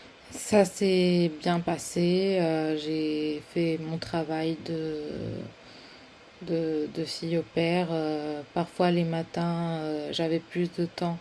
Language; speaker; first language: French; non-native, fluent; Spanish